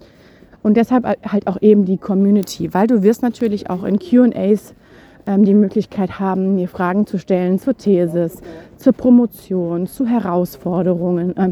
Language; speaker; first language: German; native; German